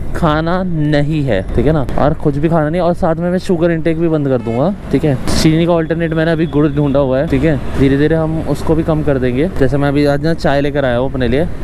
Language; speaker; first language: Hindi; native; Hindi